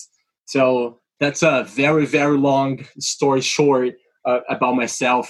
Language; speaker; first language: English; non-native, fluent; Portuguese